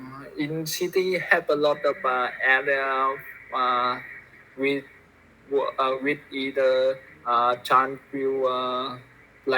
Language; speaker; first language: English; non-native, learner; Vietnamese